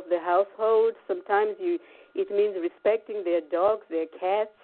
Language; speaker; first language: English; non-native, local second language; Shona